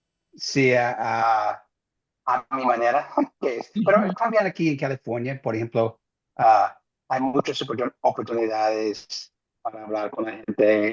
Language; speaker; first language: Spanish; non-native, fluent; English